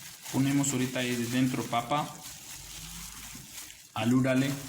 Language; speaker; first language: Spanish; non-native, learner; Urdu